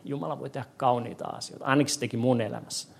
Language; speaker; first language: Finnish; non-native, fluent; English